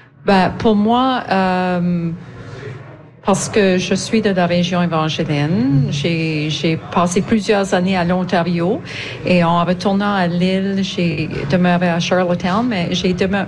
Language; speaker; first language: French; native; French